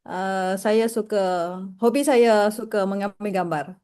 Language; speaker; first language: Indonesian; non-native, learner; Malay